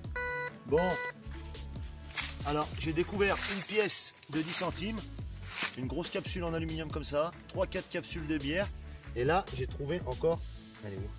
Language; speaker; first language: French; native; French